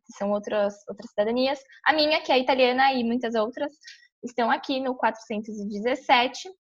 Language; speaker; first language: Portuguese; native; Portuguese